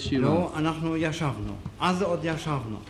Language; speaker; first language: Hebrew; non-native, fluent; German